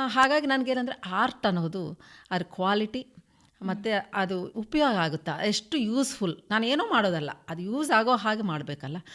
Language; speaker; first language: Kannada; non-native, local second language; Telugu